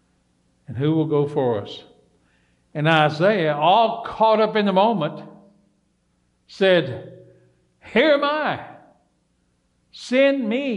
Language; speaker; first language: English; native; English